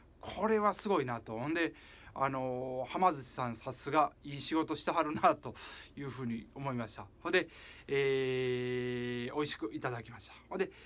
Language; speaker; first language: Japanese; native; Japanese